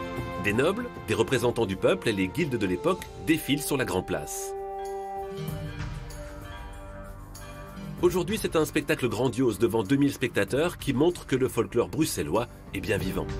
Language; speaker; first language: French; native; French